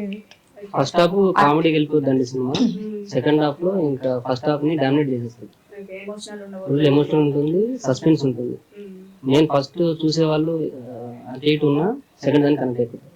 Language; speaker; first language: Telugu; native; Telugu